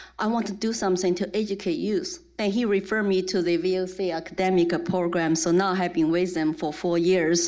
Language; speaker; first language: English; non-native, fluent; Chinese